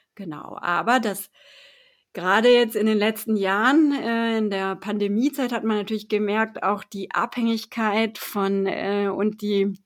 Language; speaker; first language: German; native; German